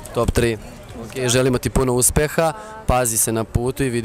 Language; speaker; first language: Serbian; native; Serbian